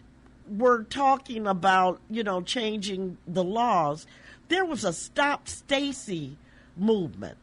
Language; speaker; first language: English; native; English